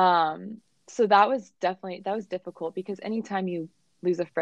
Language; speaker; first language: English; native; English